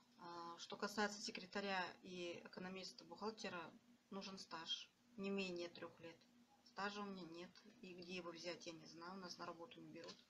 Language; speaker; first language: Russian; native; Russian